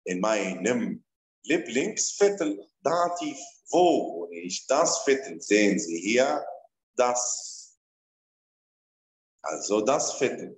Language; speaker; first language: German; non-native, fluent; Arabic